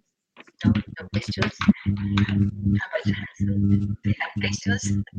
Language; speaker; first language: English; non-native, learner; Japanese